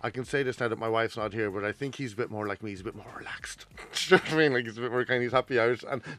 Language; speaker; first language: English; native; English